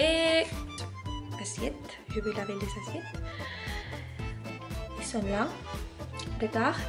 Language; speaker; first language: French; non-native, learner; Spanish